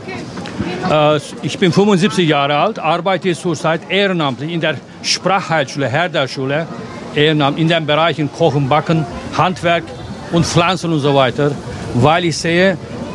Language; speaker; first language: German; non-native, fluent; Turkish